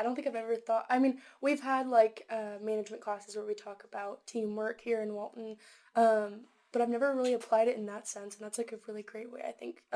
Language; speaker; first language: English; native; English